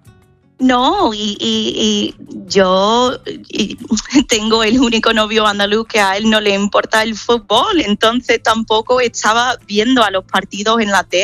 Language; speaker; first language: Spanish; non-native, fluent; English